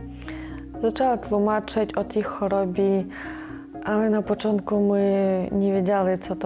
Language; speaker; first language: Polish; non-native, learner; Ukrainian